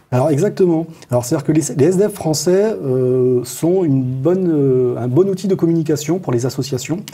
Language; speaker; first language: French; native; French